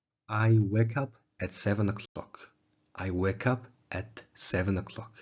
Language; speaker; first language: English; non-native, fluent; Mongolian